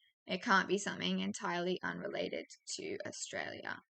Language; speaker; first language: English; native; English